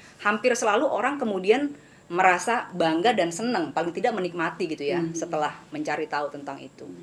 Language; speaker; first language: Indonesian; native; Indonesian